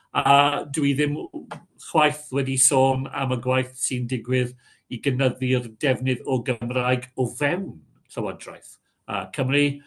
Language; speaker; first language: Welsh; non-native, local second language; English